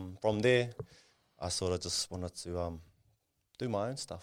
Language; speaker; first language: English; non-native, local second language; Māori